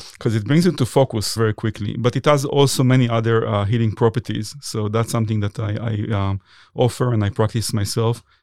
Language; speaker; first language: English; non-native, fluent; Hebrew